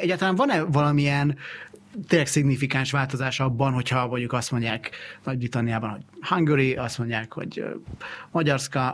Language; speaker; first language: Hungarian; native; Hungarian